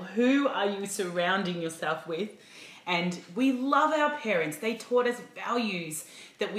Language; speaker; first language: English; native; English